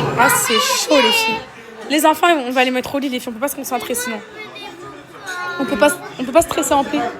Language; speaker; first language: French; native; French